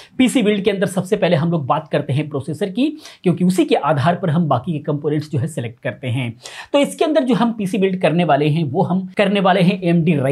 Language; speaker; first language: Hindi; native; Hindi